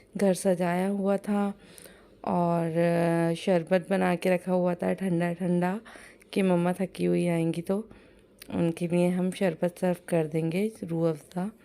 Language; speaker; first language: Urdu; native; Urdu